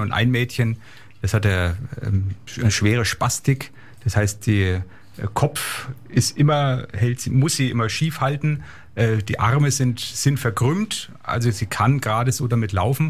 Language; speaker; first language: German; native; German